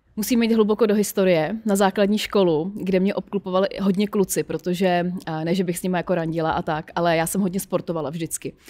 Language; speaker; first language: Czech; native; Czech